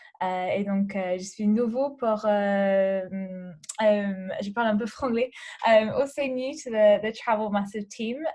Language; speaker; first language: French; non-native, learner; English